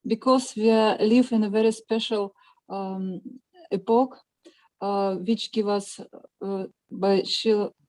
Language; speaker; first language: English; non-native, learner; Russian